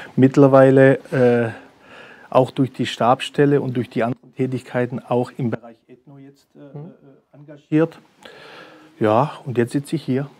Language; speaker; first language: German; early bilingual, other home language; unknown